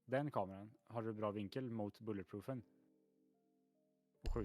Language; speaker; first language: Swedish; native; Swedish